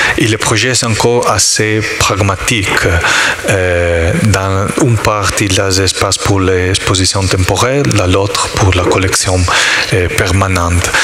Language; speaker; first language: French; non-native, learner; Italian